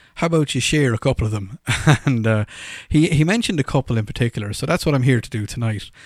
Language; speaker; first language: English; native; English